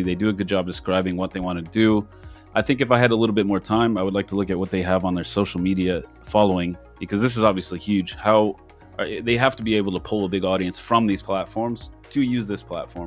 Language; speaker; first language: English; native; English